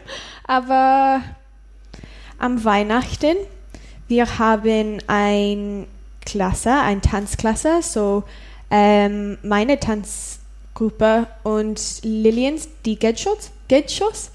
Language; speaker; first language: German; non-native, learner; English